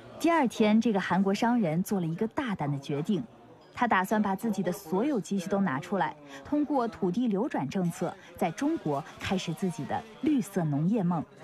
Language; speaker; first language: Chinese; native; Chinese